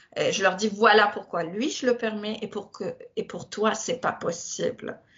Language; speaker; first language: French; non-native, local second language; Berber languages